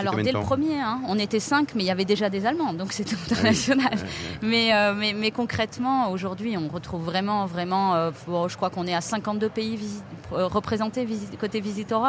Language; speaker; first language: French; native; French